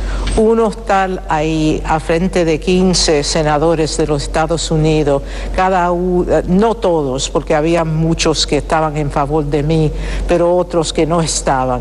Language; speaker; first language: Spanish; early bilingual, heritage; Spanish